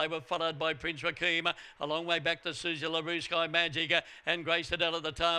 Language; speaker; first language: English; native; English